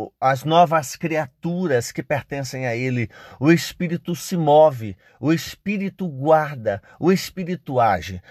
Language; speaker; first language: Portuguese; native; Portuguese